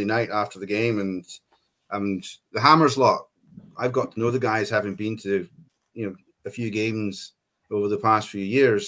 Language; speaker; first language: English; native; English